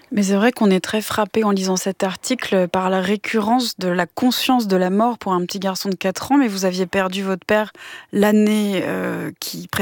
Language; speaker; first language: French; native; French